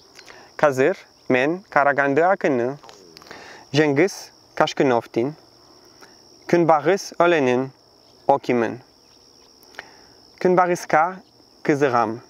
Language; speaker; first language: Kazakh; non-native, learner; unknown